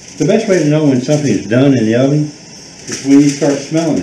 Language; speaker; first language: English; native; English